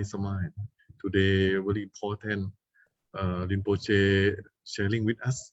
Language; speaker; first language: English; non-native, fluent; Thai